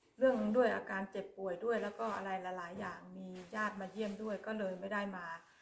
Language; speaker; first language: Thai; native; Thai